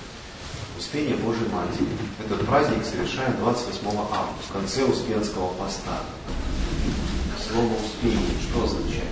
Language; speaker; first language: Russian; native; Russian